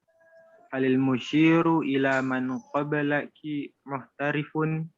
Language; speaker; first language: Arabic; non-native, learner; Indonesian